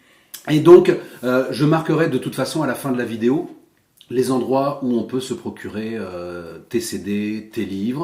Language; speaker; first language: French; native; French